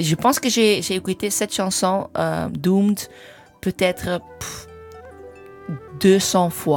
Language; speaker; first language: French; non-native, learner; English